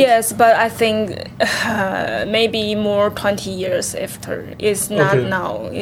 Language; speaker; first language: English; non-native, learner; Chinese